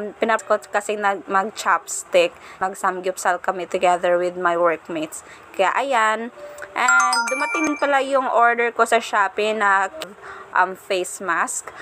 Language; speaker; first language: Filipino; non-native, local second language; Cebuano